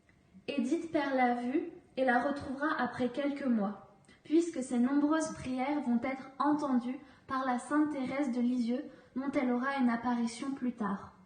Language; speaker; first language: French; native; French